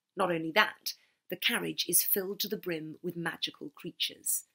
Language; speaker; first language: English; native; English